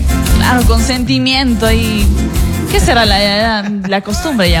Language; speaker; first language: Spanish; native; Spanish